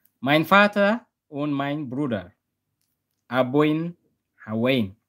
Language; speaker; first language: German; non-native, learner; Tigrinya